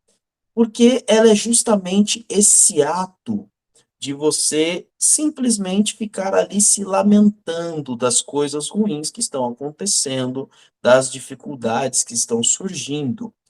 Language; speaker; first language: Portuguese; native; Portuguese